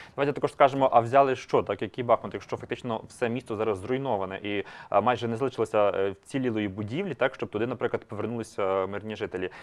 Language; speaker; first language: Ukrainian; native; Ukrainian